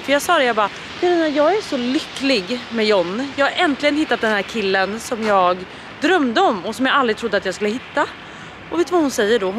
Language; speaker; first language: Swedish; native; Swedish